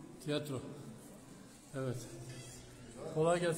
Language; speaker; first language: Turkish; native; Turkish